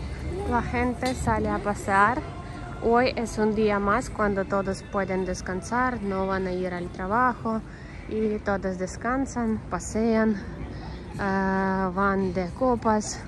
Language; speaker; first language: Spanish; non-native, learner; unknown